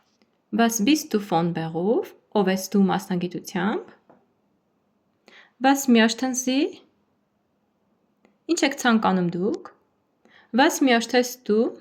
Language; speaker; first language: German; non-native, fluent; Armenian